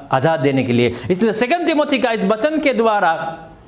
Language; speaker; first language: Hindi; non-native, local second language; Assamese